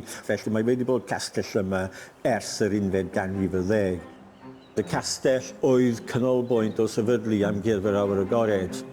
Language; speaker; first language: Welsh; native; Welsh